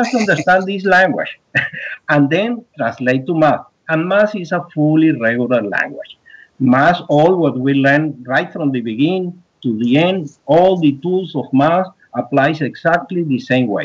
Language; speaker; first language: English; early bilingual, other home language; Spanish